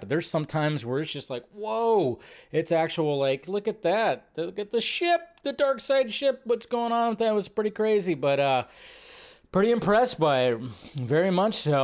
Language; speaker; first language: English; native; English